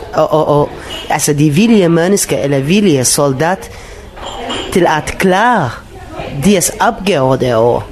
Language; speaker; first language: Danish; non-native, learner; Arabic